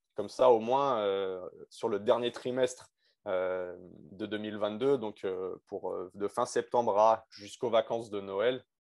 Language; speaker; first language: French; native; French